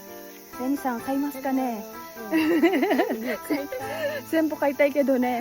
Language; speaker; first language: Japanese; non-native, learner; Filipino